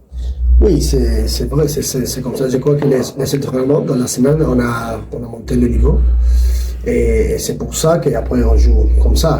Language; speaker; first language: French; non-native, learner; Spanish